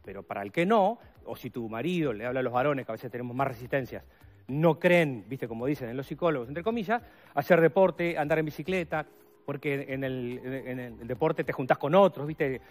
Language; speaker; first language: Spanish; native; Spanish